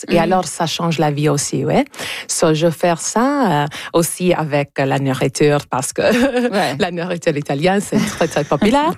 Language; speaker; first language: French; non-native, local second language; English